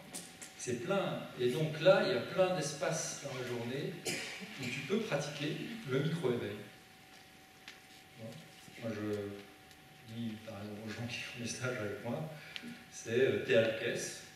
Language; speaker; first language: French; native; French